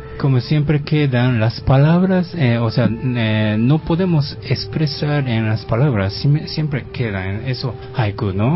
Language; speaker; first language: Spanish; non-native, fluent; Japanese